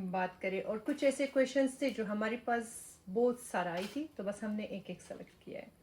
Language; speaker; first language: Urdu; non-native, fluent; Persian